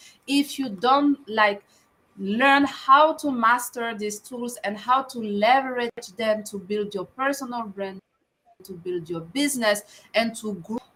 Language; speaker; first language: English; non-native, fluent; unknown